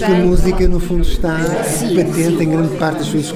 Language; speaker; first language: Portuguese; native; Portuguese